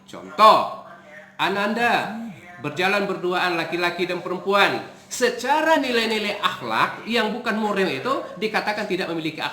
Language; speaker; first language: Indonesian; native; Indonesian